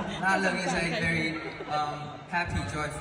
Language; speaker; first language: English; non-native, fluent; Thai